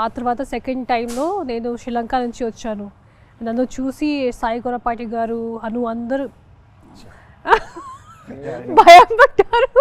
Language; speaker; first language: Telugu; non-native, fluent; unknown